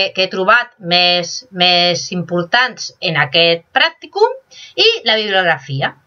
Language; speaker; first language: Catalan; non-native, local second language; Spanish